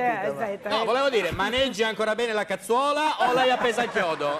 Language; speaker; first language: Italian; native; Italian